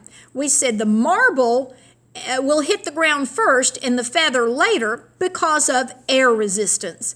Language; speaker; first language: English; native; English